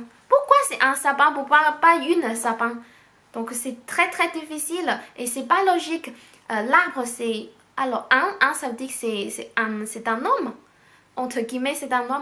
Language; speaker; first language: French; non-native, fluent; Chinese